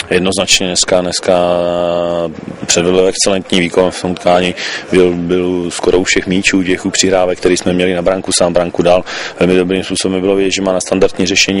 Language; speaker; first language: Czech; native; Czech